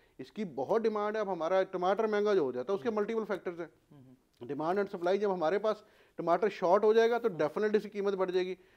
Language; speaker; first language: Urdu; non-native, local second language; Punjabi